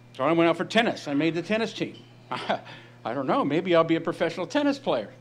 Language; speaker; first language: English; native; English